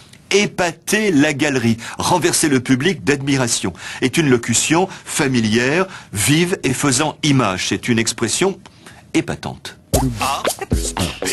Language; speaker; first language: French; native; French